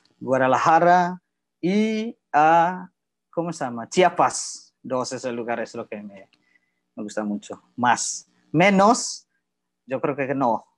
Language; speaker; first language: Spanish; non-native, learner; Indonesian